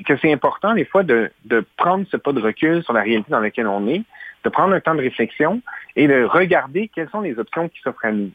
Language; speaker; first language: French; native; French